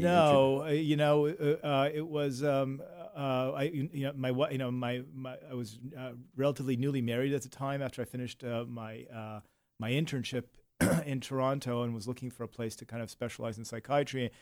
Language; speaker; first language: English; native; English